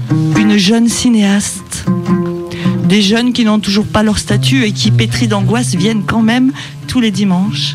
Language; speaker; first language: French; native; French